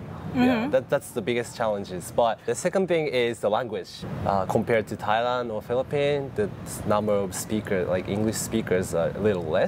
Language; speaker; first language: English; non-native, fluent; Japanese